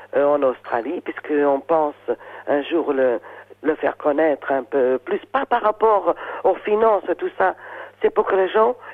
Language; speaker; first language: French; non-native, fluent; Portuguese